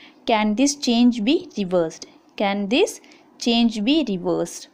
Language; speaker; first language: English; non-native, local second language; Tamil